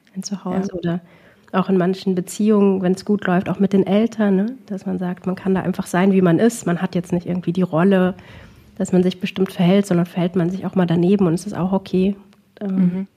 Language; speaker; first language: German; early bilingual, other home language; Arabic